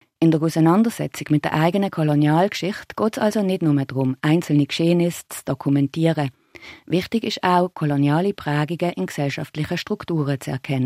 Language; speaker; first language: German; native; German